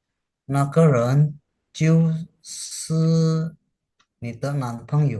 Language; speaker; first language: Chinese; non-native, learner; Indonesian